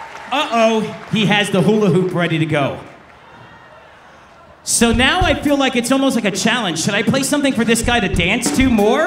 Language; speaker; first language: English; native; English